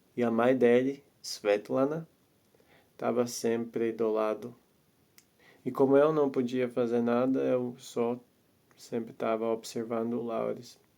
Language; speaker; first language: Portuguese; non-native, fluent; Latvian